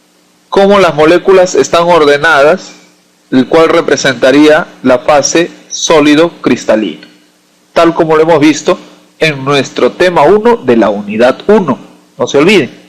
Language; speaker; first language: Spanish; native; Spanish